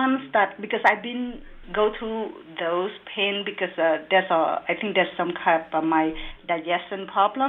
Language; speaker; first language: English; non-native, learner; Vietnamese